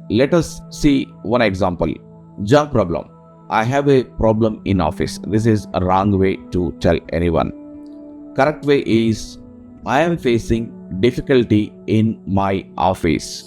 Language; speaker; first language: English; non-native, local second language; Telugu